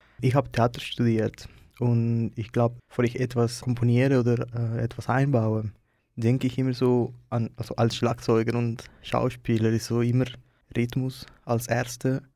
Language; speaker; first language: German; non-native, fluent; Spanish